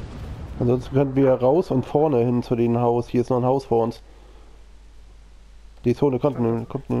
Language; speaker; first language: German; native; German